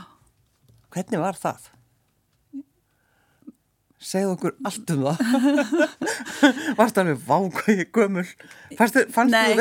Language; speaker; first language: Icelandic; native; Icelandic